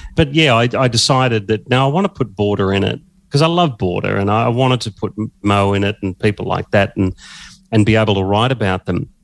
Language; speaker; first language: English; native; English